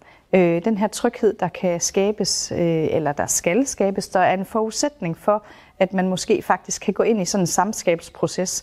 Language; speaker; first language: Danish; native; Danish